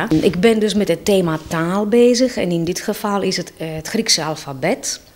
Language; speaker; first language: Dutch; non-native, fluent; Greek